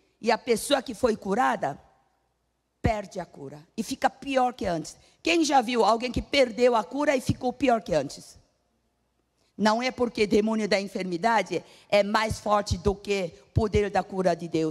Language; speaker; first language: Portuguese; non-native, fluent; Korean